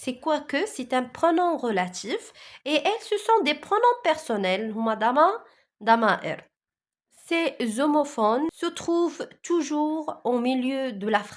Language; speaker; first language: French; non-native, local second language; Arabic